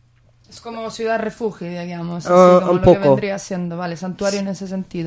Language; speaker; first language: Spanish; native; Spanish